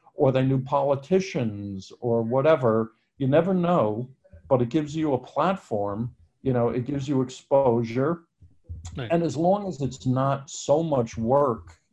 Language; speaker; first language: English; native; English